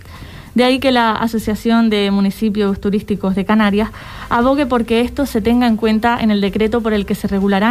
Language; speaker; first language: Spanish; native; Spanish